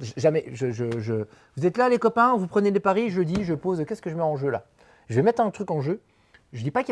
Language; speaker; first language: French; native; French